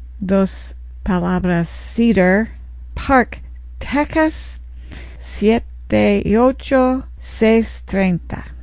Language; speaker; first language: Spanish; non-native, learner; English